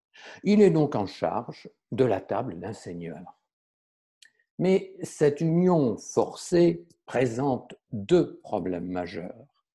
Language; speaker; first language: French; native; French